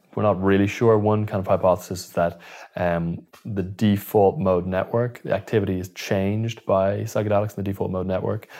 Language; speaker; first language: English; native; English